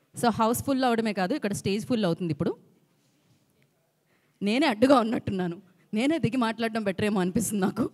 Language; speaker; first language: Telugu; native; Telugu